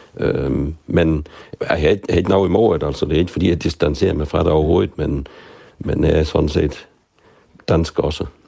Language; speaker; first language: Danish; non-native, local second language; German